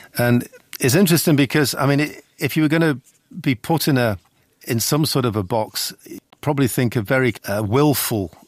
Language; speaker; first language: English; native; English